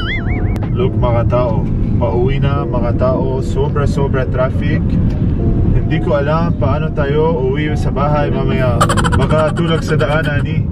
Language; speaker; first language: Filipino; non-native, learner; Arabic